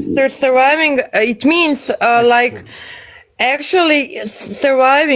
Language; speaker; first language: English; non-native, learner; Bosnian